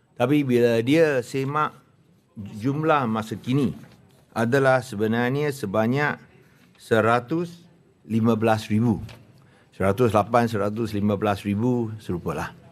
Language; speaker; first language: Malay; non-native, local second language; Chinese